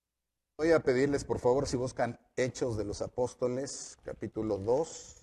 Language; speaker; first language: Spanish; native; Spanish